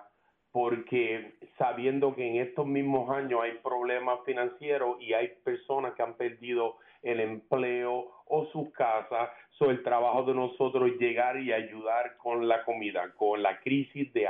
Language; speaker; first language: Spanish; early bilingual, heritage; Spanish